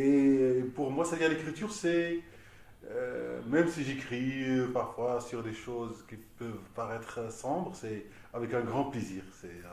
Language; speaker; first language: French; non-native, local second language; Arabic